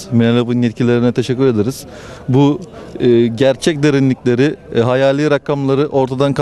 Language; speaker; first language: Turkish; native; Turkish